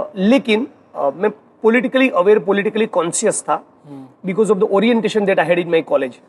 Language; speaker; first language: Hindi; non-native, local second language; Gujarati